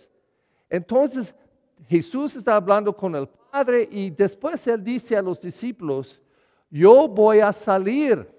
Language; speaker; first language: Spanish; non-native, learner; English